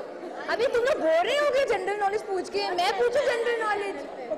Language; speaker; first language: Hindi; native; Hindi